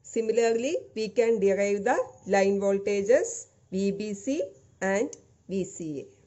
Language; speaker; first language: English; non-native, local second language; Malayalam